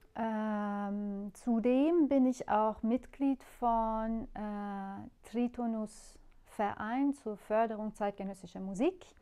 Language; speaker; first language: German; non-native, fluent; Persian